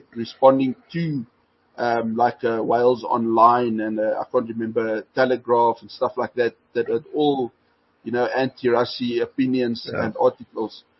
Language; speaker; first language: English; non-native, local second language; Afrikaans